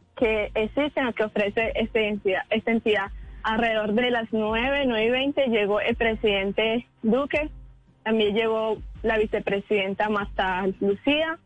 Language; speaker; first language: Spanish; native; Spanish